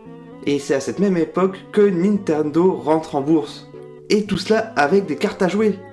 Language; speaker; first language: French; native; French